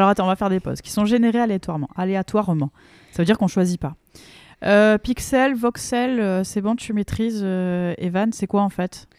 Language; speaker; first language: French; native; French